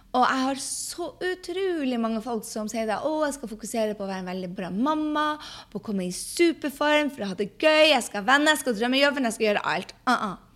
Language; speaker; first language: Norwegian; early bilingual, heritage; Norwegian